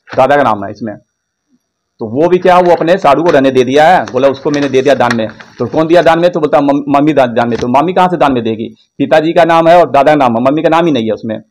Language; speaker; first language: Hindi; native; Hindi